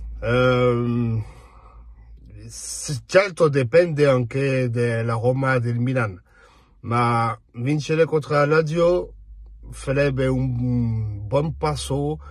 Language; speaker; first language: Italian; non-native, fluent; French